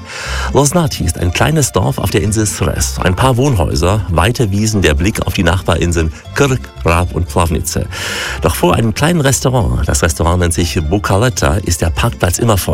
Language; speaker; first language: German; native; German